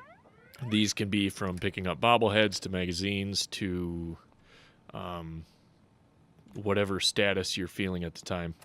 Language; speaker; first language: English; native; English